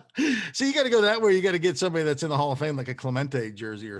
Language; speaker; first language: English; native; English